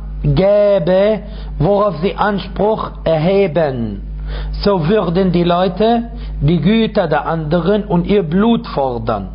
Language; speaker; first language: German; non-native, fluent; Arabic